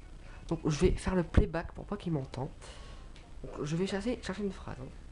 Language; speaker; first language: French; native; French